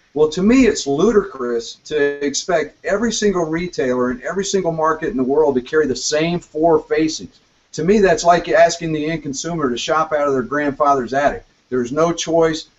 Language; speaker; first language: English; native; English